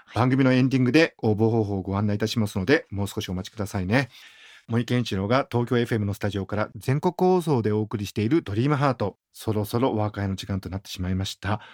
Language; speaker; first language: Japanese; native; Japanese